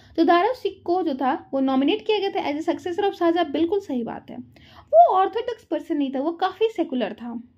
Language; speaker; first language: Hindi; native; Hindi